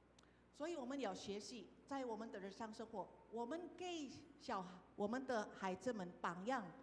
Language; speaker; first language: Chinese; non-native, fluent; Indonesian